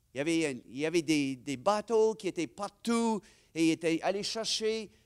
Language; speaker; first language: French; non-native, fluent; English